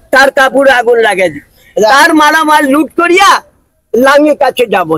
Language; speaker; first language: Bangla; non-native, local second language; Urdu